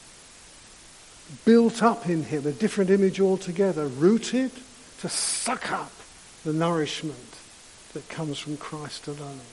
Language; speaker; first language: English; native; English